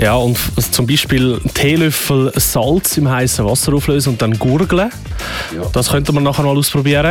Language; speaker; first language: German; native; German